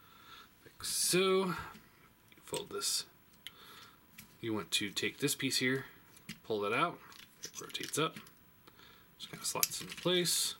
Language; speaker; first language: English; native; English